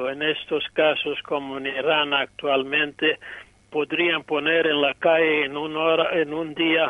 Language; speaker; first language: Spanish; non-native, fluent; English